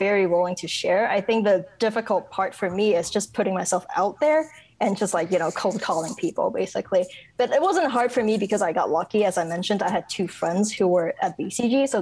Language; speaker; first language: English; non-native, local second language; Cantonese